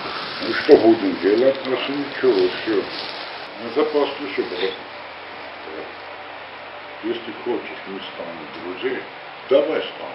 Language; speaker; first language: Russian; non-native, fluent; Armenian